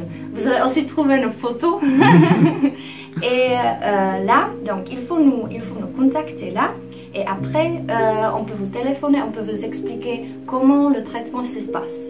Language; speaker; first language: French; non-native, fluent; Czech